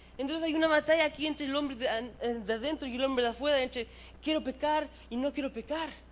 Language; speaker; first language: Spanish; early bilingual, heritage; Spanish